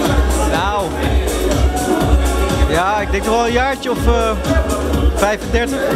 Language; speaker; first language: Dutch; native; Dutch